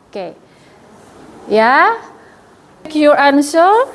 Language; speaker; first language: English; non-native, fluent; Indonesian